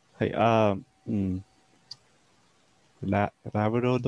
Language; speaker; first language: Japanese; non-native, learner; English